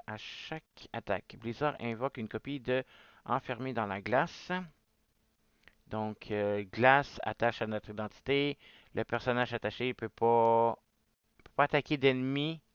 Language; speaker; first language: French; native; French